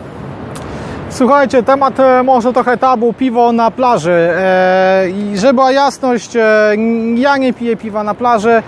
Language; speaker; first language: Polish; native; Polish